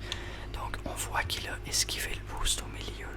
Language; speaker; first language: French; native; French